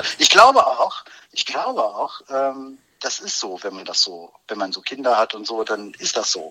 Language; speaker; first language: German; native; German